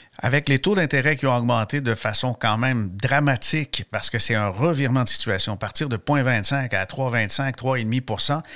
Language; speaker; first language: French; native; French